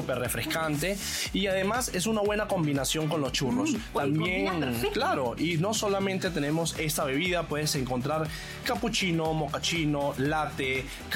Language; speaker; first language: Spanish; native; Spanish